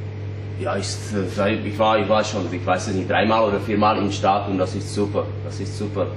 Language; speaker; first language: German; non-native, learner; Czech